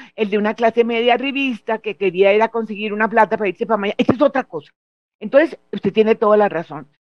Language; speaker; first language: Spanish; native; Spanish